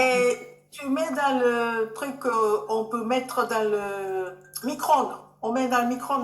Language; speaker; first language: French; non-native, learner; Japanese